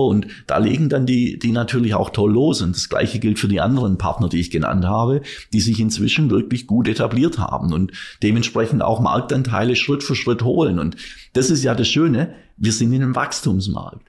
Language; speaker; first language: German; native; German